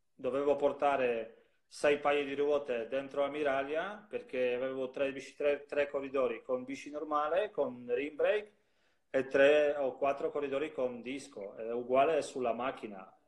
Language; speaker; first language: Italian; non-native, fluent; Polish